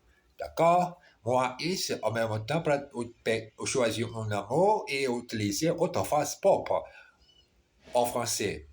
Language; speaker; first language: French; non-native, learner; Portuguese